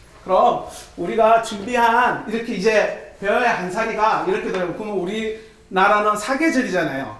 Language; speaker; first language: Korean; native; Korean